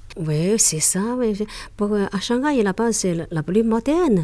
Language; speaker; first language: French; non-native, learner; Chinese